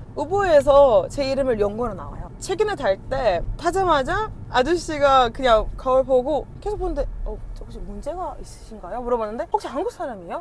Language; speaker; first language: Korean; non-native, fluent; Turkish